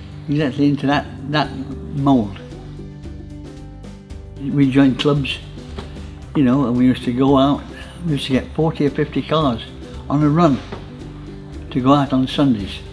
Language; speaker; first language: English; native; English